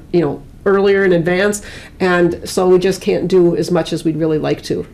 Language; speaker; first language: English; native; English